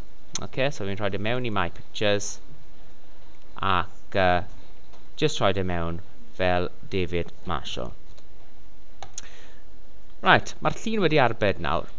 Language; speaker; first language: Welsh; non-native, local second language; English